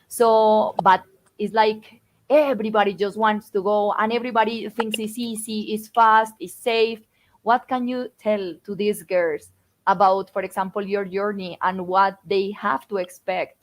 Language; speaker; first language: English; non-native, fluent; Spanish